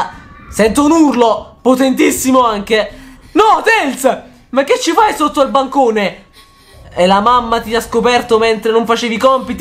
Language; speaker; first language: Italian; native; Italian